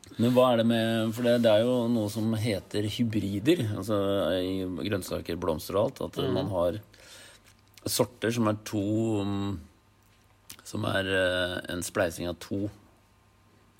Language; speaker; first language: Norwegian; native; Norwegian